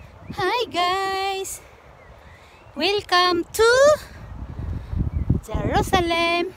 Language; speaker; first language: English; non-native, learner; Filipino